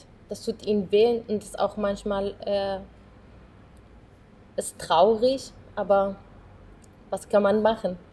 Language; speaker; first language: German; non-native, fluent; Arabic